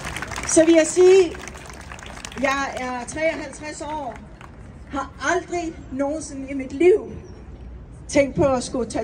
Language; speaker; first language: Danish; non-native, fluent; Persian